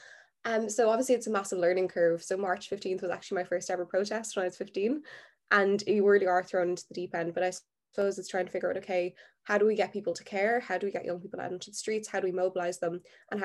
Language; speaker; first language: English; native; English